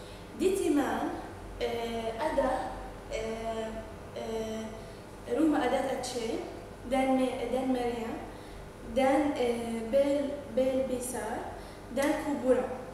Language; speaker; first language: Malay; non-native, learner; Arabic